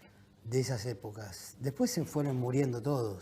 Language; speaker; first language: Spanish; native; Spanish